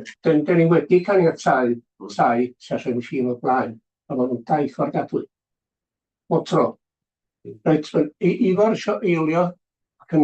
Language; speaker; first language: Welsh; native; Welsh